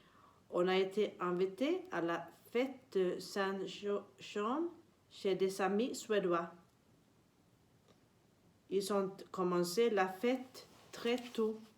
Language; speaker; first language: French; non-native, learner; Swedish